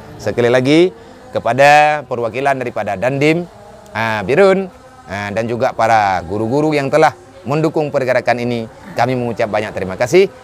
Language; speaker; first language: Indonesian; non-native, local second language; Achinese